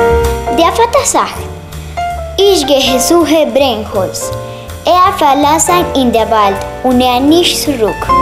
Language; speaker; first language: German; non-native, learner; Spanish